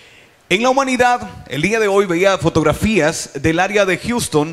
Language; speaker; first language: Spanish; native; Spanish